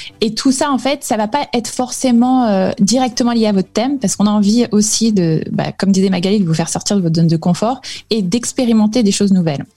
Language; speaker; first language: French; native; French